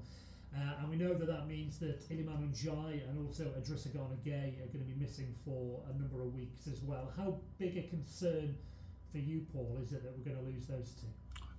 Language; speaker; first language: English; native; English